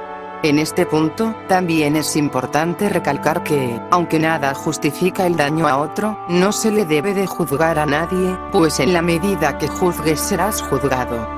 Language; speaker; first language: Spanish; native; Spanish